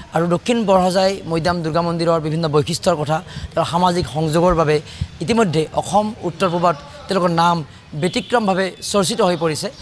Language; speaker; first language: Assamese; native; Assamese